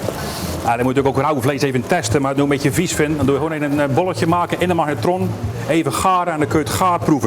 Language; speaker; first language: Dutch; native; Dutch